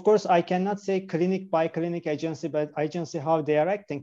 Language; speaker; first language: English; non-native, fluent; Turkish